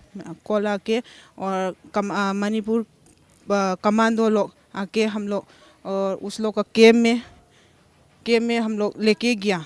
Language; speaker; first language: Hindi; non-native, local second language; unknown